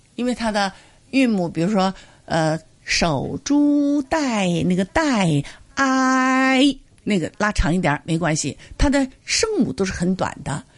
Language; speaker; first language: Chinese; non-native, local second language; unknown